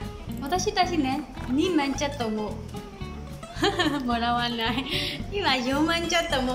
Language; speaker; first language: Japanese; non-native, learner; Burmese